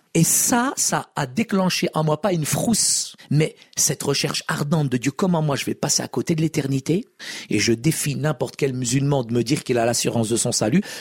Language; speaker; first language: French; non-native, local second language; Arabic